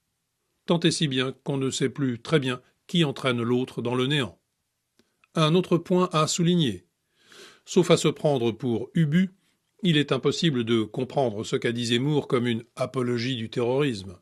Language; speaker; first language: French; native; French